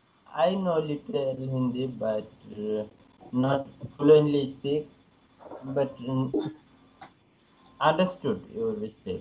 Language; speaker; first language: English; non-native, learner; Bangla